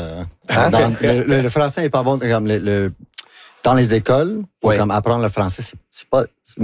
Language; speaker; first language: French; non-native, local second language; English